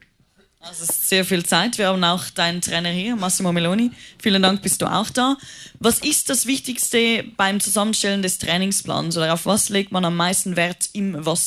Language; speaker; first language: German; native; German